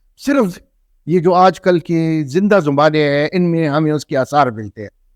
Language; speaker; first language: Urdu; non-native, local second language; Northern Hindko